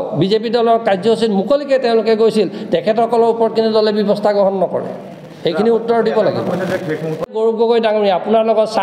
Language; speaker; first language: Assamese; non-native, local second language; Mising